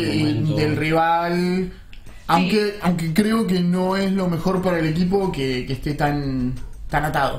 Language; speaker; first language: Spanish; native; Spanish